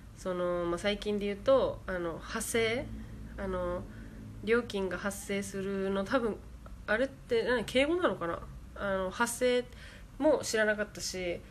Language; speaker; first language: Japanese; native; Japanese